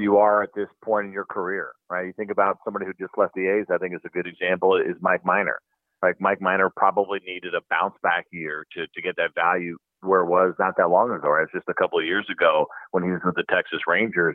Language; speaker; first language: English; native; English